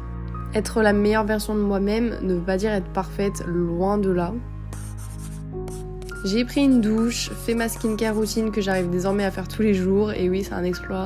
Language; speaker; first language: French; native; French